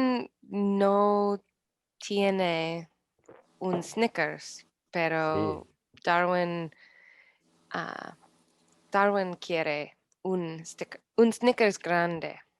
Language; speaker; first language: Spanish; non-native, learner; English